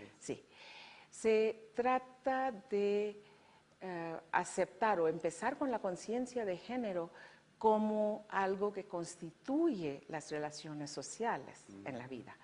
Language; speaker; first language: Spanish; non-native, fluent; Bangla